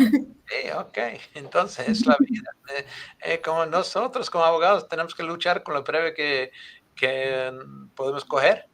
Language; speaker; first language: Spanish; non-native, fluent; Italian